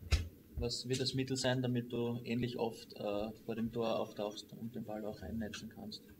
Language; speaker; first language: German; native; German